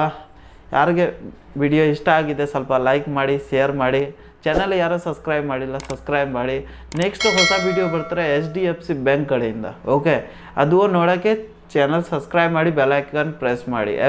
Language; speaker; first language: Kannada; non-native, local second language; Hindi